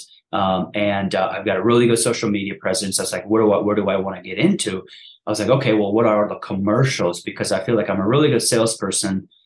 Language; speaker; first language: English; early bilingual, other home language; Persian